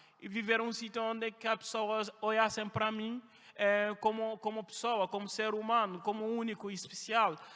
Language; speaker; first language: Portuguese; non-native, fluent; French